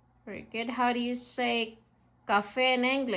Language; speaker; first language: English; non-native, local second language; Filipino